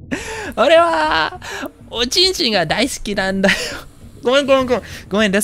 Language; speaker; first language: Japanese; non-native, learner; Indonesian